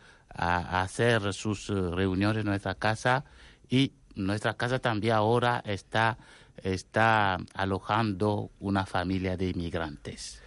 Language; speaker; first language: Spanish; non-native, fluent; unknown